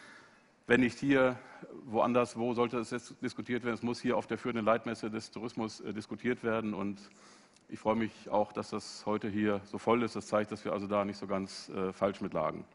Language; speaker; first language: German; native; German